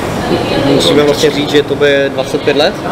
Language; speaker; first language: Czech; native; Czech